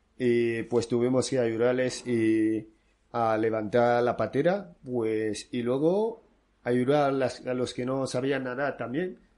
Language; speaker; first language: Spanish; non-native, fluent; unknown